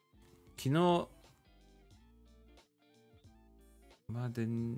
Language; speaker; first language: Japanese; non-native, learner; English